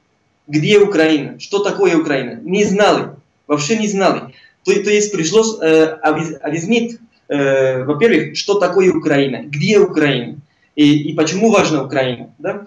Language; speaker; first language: Russian; non-native, fluent; Spanish